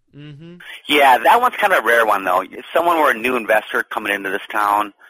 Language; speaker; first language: English; native; English